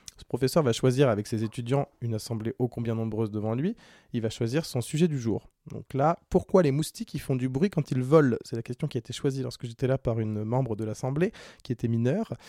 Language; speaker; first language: French; native; French